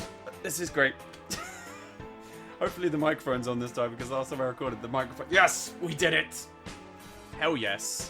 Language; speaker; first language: English; native; English